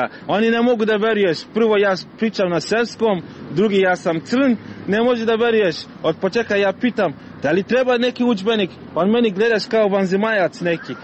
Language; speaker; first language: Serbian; non-native, learner; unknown